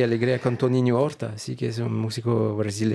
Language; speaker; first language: Spanish; non-native, fluent; French